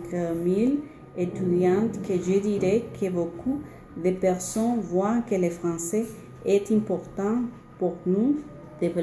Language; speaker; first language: French; non-native, learner; Spanish